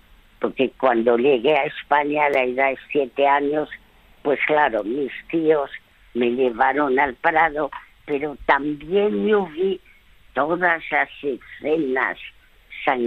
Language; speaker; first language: Spanish; early bilingual, other home language; French